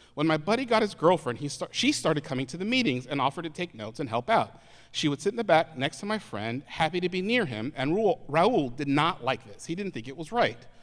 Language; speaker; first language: English; native; English